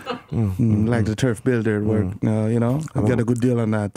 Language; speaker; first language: English; early bilingual, other home language; Spanish